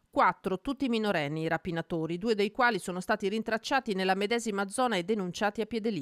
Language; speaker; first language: Italian; native; Italian